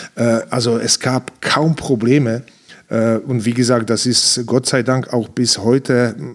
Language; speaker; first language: German; non-native, fluent; Czech